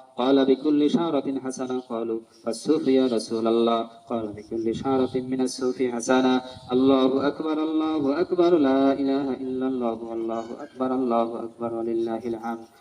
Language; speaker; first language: Arabic; non-native, fluent; Bangla